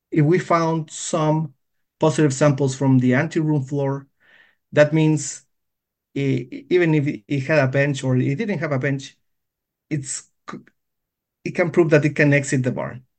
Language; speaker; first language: English; non-native, fluent; Spanish